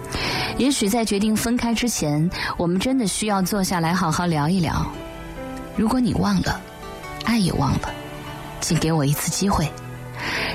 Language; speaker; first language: Chinese; native; Chinese